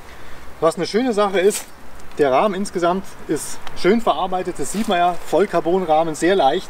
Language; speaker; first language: German; native; German